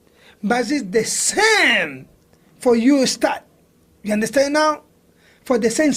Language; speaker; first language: English; non-native, learner; Spanish